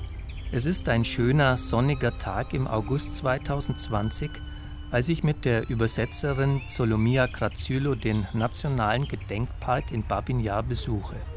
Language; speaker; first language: German; native; German